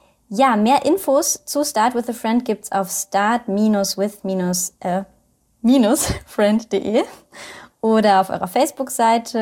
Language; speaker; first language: German; native; German